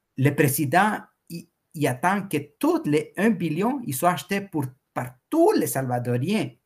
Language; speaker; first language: French; non-native, fluent; Spanish